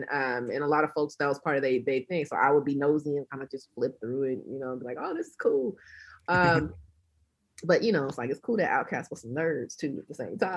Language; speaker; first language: English; native; English